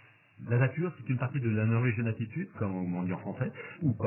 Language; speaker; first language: French; native; French